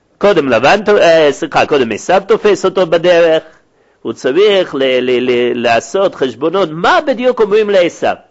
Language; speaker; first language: Hebrew; native; Hebrew